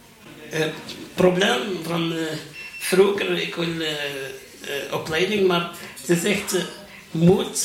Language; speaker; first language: Dutch; non-native, learner; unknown